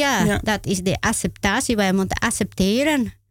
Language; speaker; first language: Dutch; non-native, learner; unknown